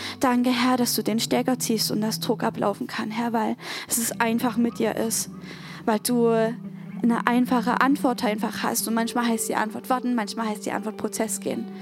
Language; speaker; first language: German; native; German